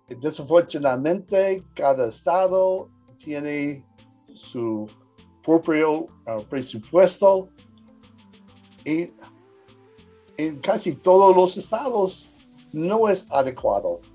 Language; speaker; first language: Spanish; early bilingual, heritage; English